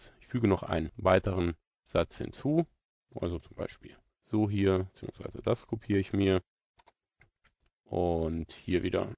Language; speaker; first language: German; native; German